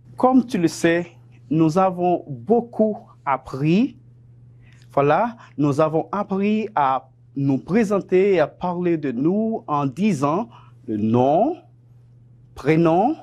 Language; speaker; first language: French; non-native, fluent; Spanish